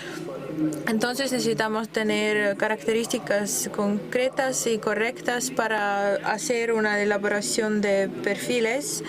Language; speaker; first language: Spanish; non-native, fluent; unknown